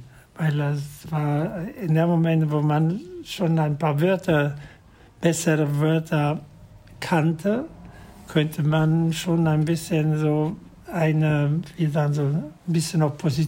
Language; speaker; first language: German; non-native, fluent; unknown